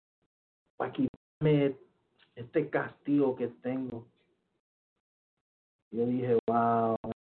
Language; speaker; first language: Spanish; early bilingual, heritage; Spanish